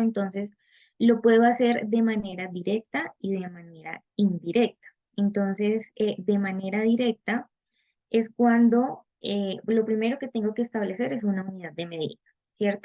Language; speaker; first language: Spanish; native; Spanish